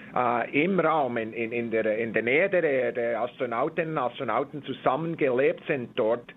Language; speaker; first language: German; native; German